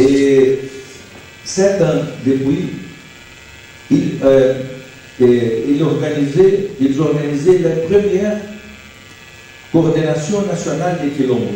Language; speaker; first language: French; non-native, learner; Portuguese